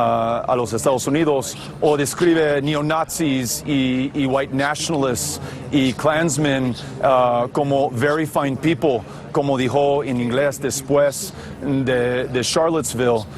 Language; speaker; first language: Spanish; non-native, fluent; English